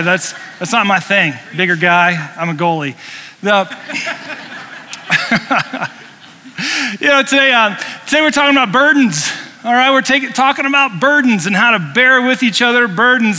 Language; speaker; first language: English; native; English